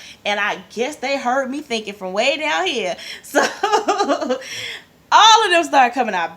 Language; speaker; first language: English; native; English